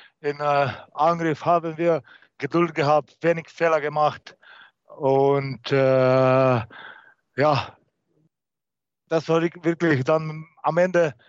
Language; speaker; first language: German; non-native, learner; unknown